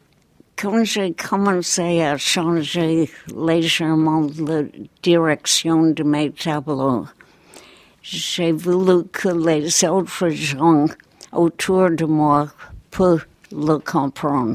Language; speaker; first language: French; non-native, fluent; English